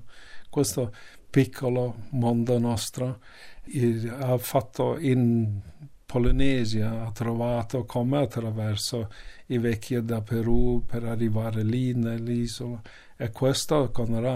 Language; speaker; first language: Italian; non-native, learner; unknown